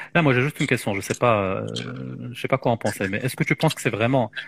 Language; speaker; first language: French; non-native, local second language; Arabic